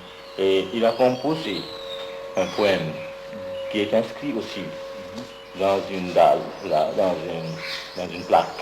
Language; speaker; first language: French; non-native, fluent; Bangla